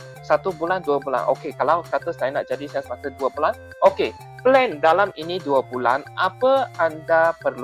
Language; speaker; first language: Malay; non-native, local second language; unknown